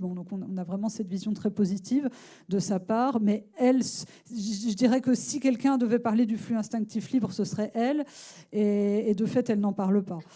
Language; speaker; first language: French; native; French